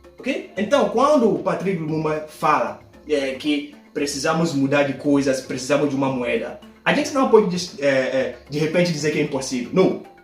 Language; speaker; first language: Portuguese; non-native, fluent; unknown